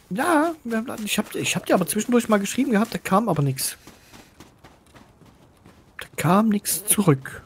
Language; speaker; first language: German; native; German